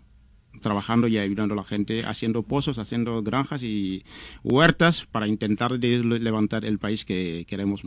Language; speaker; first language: Spanish; non-native, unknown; Wolof